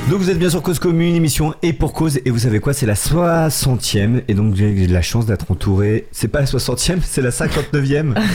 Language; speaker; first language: French; native; French